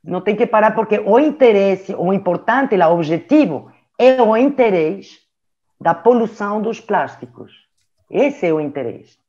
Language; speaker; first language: Portuguese; non-native, learner; French